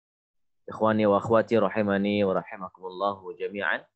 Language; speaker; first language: Arabic; non-native, fluent; Indonesian